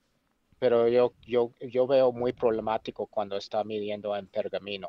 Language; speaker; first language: Spanish; non-native, fluent; English